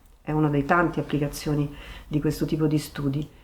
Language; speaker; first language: Italian; native; Italian